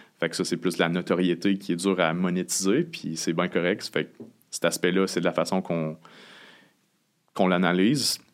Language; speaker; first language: French; native; French